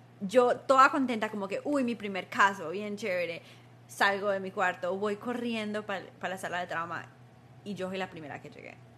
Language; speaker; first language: Spanish; early bilingual, heritage; Spanish